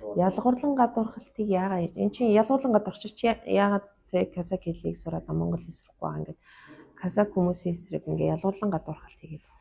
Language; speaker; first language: Mongolian; non-native, local second language; Kazakh